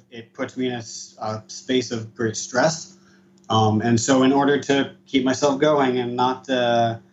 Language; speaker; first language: English; native; English